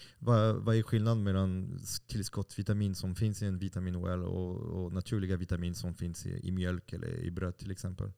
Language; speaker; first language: Swedish; non-native, fluent; French